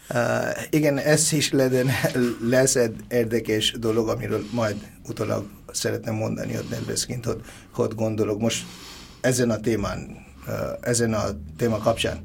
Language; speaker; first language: Hungarian; non-native, fluent; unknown